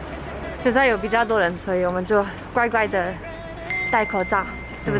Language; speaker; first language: Chinese; non-native, fluent; French